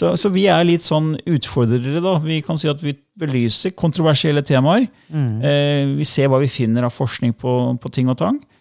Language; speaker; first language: Norwegian; native; Norwegian